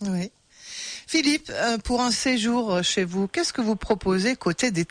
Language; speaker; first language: French; native; French